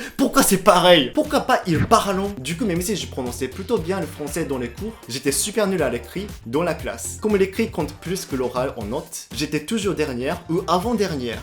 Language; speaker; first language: French; non-native, fluent; Japanese